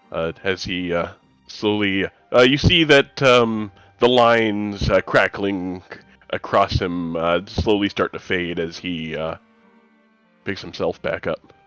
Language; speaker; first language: English; native; English